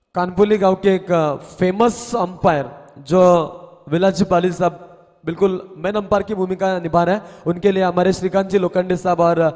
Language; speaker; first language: Hindi; non-native, local second language; Marathi